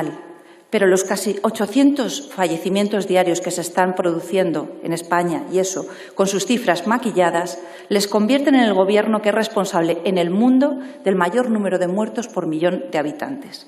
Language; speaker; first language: Spanish; native; Spanish